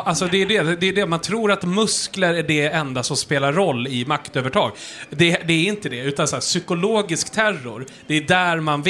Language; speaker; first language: Swedish; native; Swedish